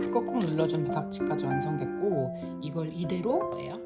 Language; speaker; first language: Korean; native; Korean